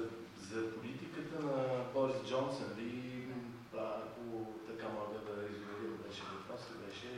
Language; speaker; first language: Bulgarian; non-native, fluent; French